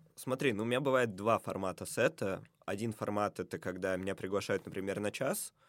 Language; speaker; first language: Russian; native; Russian